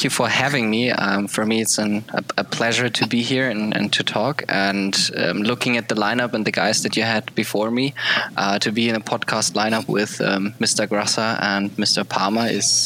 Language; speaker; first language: English; non-native, fluent; German